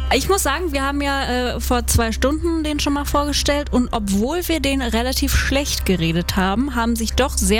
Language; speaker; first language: German; native; German